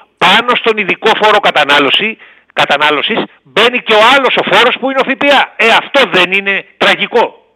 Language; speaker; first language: Greek; native; Greek